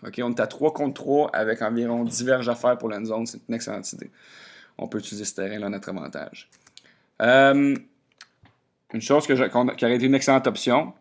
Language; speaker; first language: French; native; French